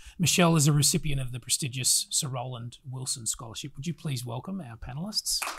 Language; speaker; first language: English; native; English